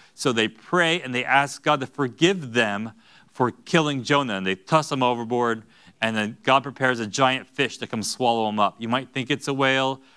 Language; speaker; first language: English; native; English